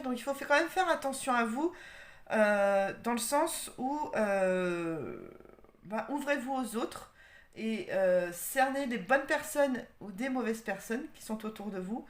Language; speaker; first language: French; native; French